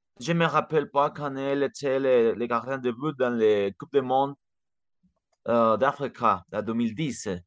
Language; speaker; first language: French; non-native, learner; Spanish